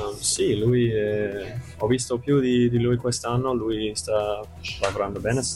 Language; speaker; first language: Italian; non-native, fluent; English